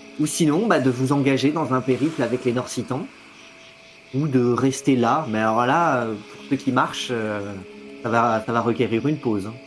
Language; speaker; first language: French; native; French